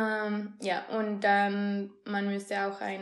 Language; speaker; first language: German; non-native, fluent; Spanish